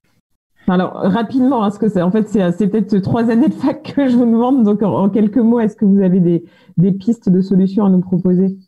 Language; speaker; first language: French; native; French